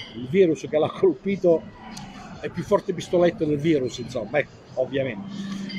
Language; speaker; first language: Italian; native; Italian